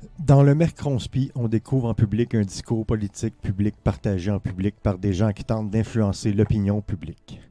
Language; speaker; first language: French; native; French